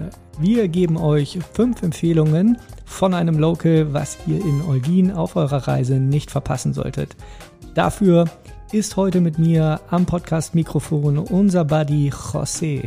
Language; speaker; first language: German; native; German